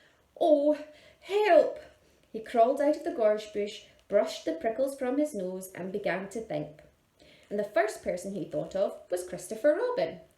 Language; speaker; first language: English; native; English